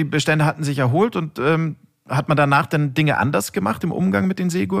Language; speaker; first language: German; native; German